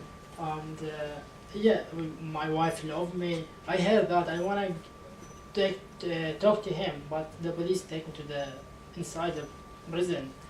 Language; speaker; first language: English; non-native, learner; Arabic